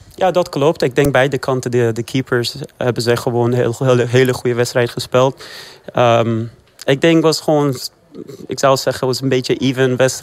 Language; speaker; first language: Dutch; non-native, fluent; Persian